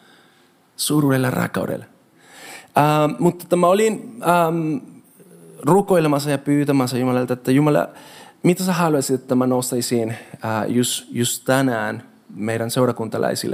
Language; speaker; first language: Finnish; non-native, fluent; Spanish